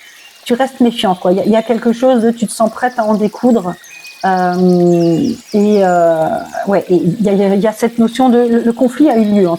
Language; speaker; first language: French; native; French